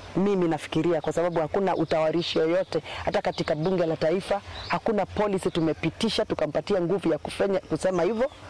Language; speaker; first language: Swahili; non-native, local second language; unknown